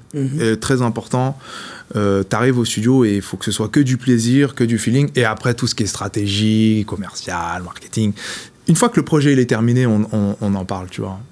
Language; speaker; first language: French; native; French